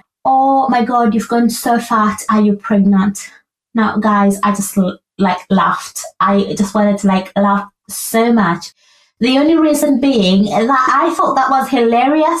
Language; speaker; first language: English; non-native, local second language; Ganda